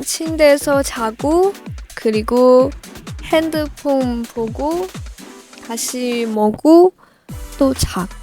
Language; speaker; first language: Korean; non-native, learner; Chinese